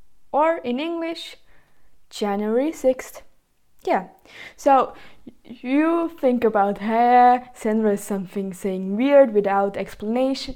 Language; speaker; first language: English; non-native, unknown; German